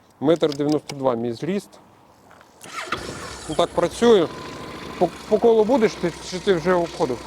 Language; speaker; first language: Ukrainian; native; Ukrainian